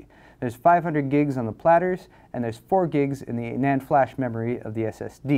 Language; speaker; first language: English; native; English